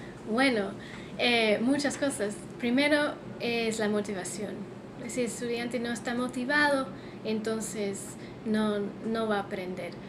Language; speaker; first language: Spanish; non-native, fluent; English